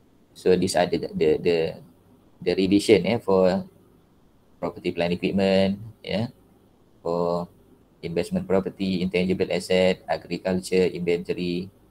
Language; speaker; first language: English; non-native, local second language; Malay